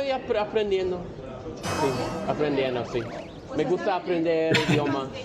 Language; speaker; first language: Spanish; non-native, learner; English